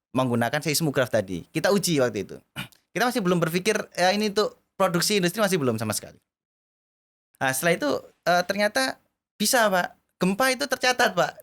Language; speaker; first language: Indonesian; native; Indonesian